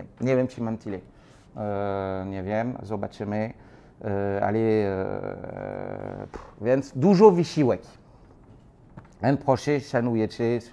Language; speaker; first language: Polish; non-native, learner; French